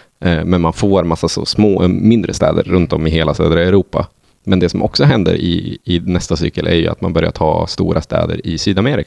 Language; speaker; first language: Swedish; native; Swedish